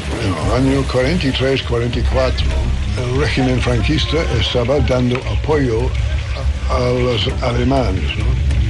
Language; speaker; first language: Spanish; non-native, fluent; English